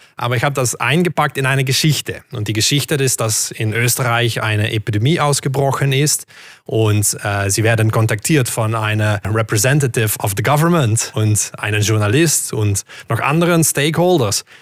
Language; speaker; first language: German; non-native, fluent; Dutch